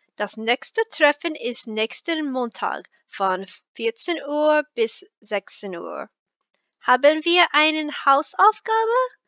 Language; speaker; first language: German; non-native, learner; English